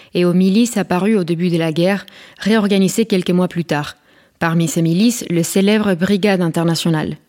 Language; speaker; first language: French; non-native, fluent; Spanish